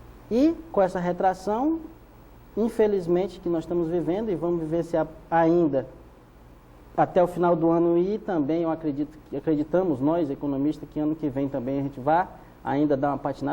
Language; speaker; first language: Portuguese; native; Portuguese